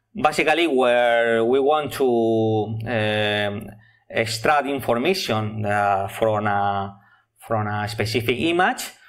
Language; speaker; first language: English; non-native, learner; Spanish